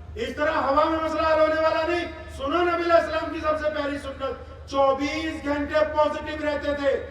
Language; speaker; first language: Urdu; non-native, local second language; Punjabi